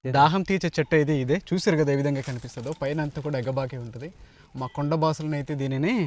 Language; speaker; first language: Telugu; native; Telugu